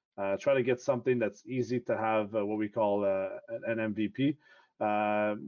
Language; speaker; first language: English; non-native, fluent; French